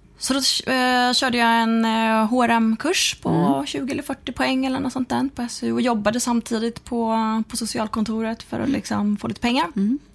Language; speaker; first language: Swedish; native; Swedish